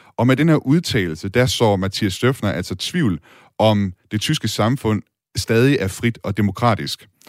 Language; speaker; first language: Danish; native; Danish